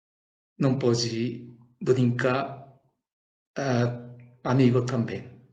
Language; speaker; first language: Portuguese; non-native, learner; Japanese